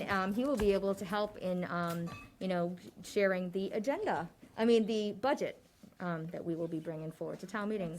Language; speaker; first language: English; native; English